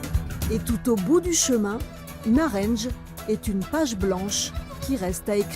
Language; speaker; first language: French; native; French